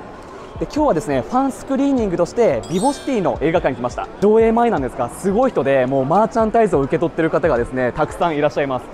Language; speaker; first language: Japanese; native; Japanese